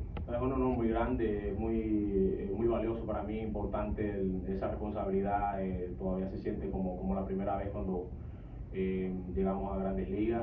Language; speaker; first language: Spanish; native; Spanish